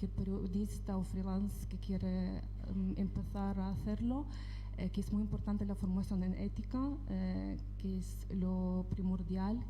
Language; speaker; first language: Spanish; non-native, fluent; Ukrainian